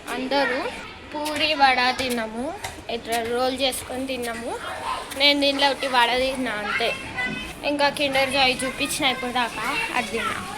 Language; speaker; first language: Telugu; non-native, local second language; Tamil